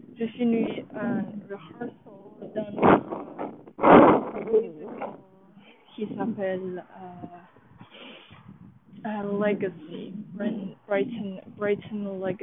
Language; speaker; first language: French; non-native, learner; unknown